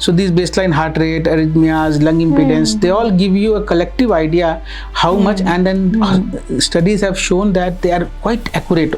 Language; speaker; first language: English; non-native, local second language; Bangla